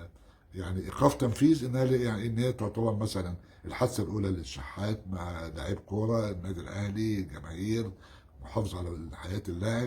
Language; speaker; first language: Arabic; native; Arabic